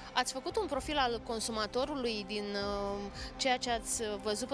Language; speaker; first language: Romanian; native; Romanian